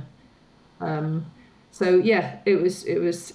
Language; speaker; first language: English; native; English